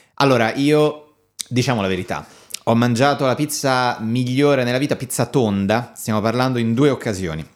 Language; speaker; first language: Italian; native; Italian